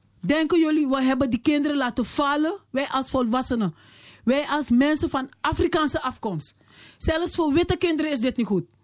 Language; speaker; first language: Dutch; native; Dutch